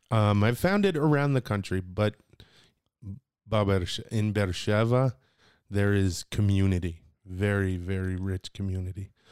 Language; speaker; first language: English; native; English